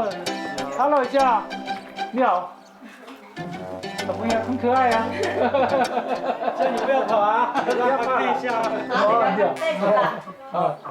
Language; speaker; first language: Chinese; non-native, learner; Korean